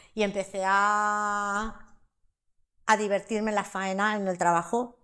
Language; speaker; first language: Spanish; non-native, local second language; Catalan